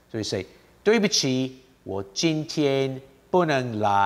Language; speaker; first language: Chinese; non-native, fluent; English